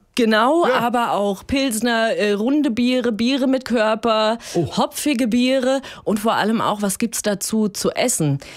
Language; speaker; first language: German; native; German